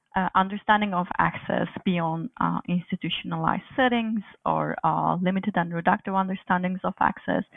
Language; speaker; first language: English; non-native, fluent; Turkish